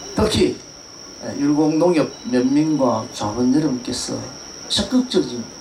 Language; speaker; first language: Korean; native; Korean